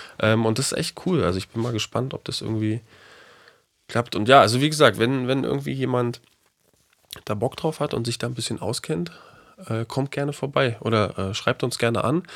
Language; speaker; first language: German; native; German